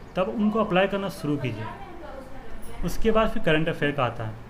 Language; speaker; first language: Hindi; native; Hindi